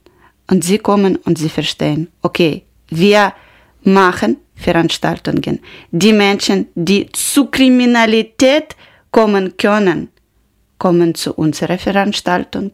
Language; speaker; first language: German; non-native, learner; Ukrainian